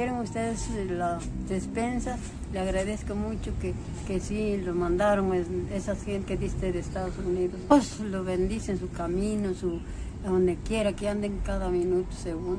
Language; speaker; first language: Spanish; native; Spanish